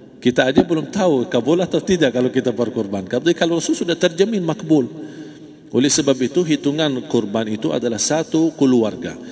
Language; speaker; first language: Malay; non-native, fluent; Arabic